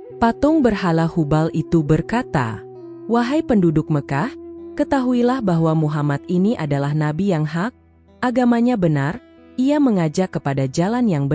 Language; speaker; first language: Indonesian; native; Indonesian